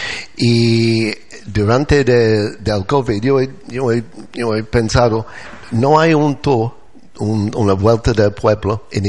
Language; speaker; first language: Spanish; non-native, learner; English